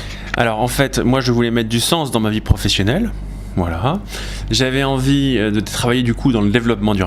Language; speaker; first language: French; native; French